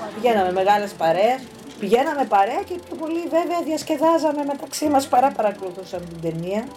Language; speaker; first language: Greek; early bilingual, heritage; Greek